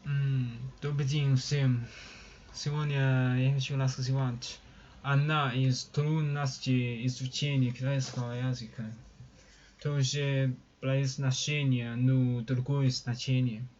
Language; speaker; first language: Russian; non-native, learner; Chinese